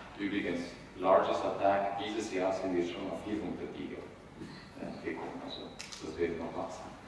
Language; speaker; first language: German; non-native, fluent; Italian